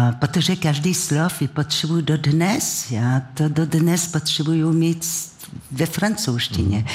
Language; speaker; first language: Czech; non-native, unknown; French